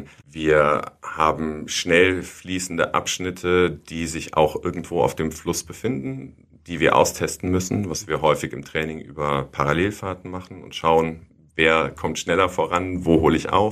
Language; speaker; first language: German; native; German